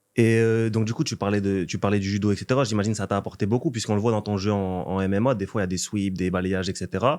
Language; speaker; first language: French; native; French